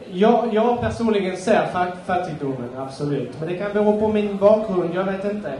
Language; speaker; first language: Swedish; non-native, fluent; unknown